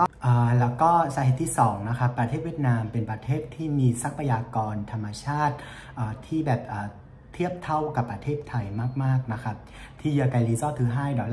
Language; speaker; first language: Thai; non-native, fluent; Vietnamese